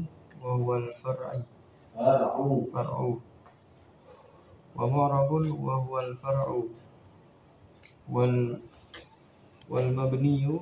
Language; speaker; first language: Arabic; non-native, learner; Indonesian